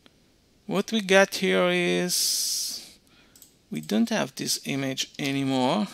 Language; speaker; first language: English; non-native, fluent; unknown